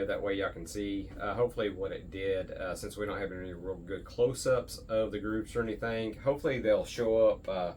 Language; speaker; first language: English; native; English